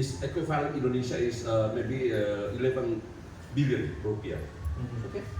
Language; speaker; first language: English; non-native, learner; Indonesian